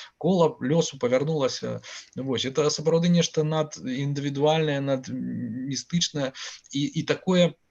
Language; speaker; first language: Belarusian; non-native, local second language; Russian